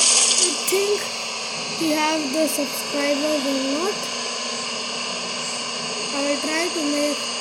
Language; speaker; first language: English; non-native, learner; Hindi